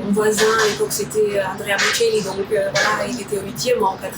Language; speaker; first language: French; non-native, fluent; Romanian